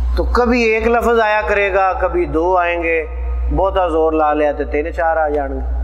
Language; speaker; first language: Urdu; non-native, local second language; Punjabi